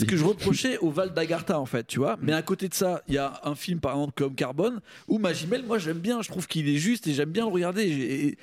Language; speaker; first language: French; native; French